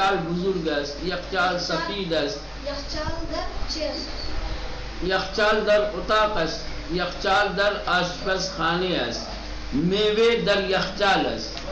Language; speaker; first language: Persian; non-native, fluent; Urdu